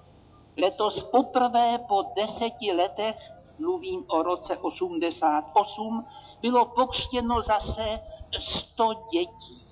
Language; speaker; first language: Czech; native; Czech